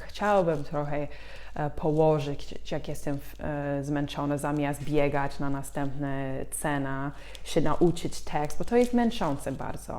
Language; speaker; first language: Polish; non-native, fluent; English